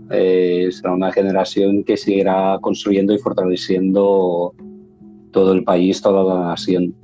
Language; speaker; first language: Spanish; non-native, fluent; Ukrainian